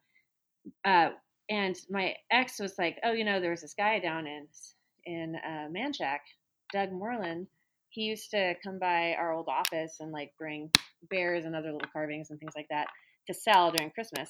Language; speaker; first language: English; native; English